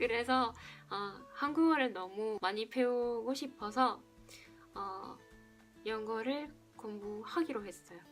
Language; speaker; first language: Korean; non-native, fluent; Spanish